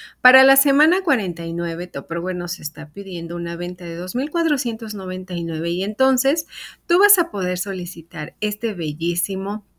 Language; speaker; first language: Spanish; native; Spanish